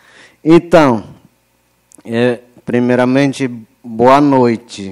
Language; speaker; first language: Portuguese; non-native, local second language; Yanomámi